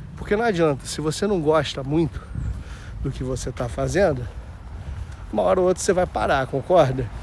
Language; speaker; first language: Portuguese; native; Portuguese